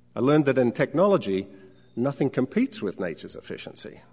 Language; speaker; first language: English; native; English